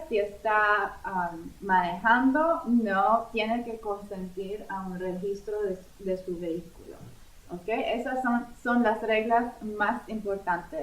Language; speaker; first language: Spanish; non-native, fluent; English